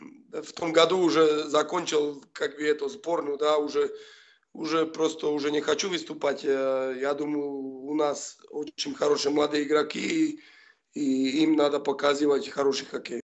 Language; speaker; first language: Russian; non-native, fluent; Slovak